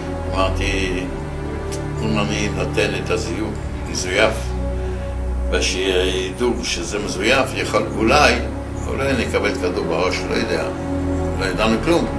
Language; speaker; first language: Hebrew; non-native, fluent; French